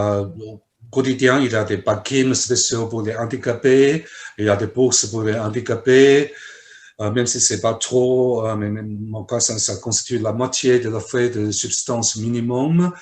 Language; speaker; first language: French; non-native, fluent; Chinese